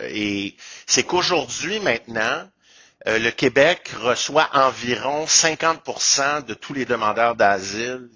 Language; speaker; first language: French; native; French